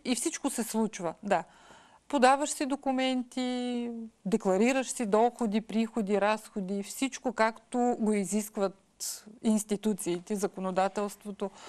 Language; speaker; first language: Bulgarian; early bilingual, heritage; Bulgarian